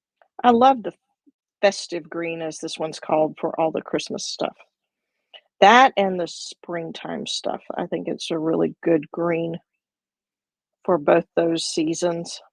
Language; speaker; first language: English; native; English